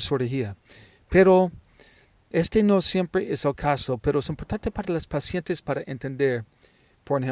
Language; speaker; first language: Spanish; non-native, learner; English